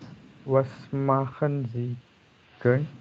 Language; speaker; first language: German; non-native, learner; Indonesian